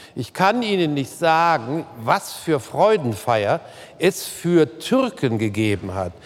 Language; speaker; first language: German; native; German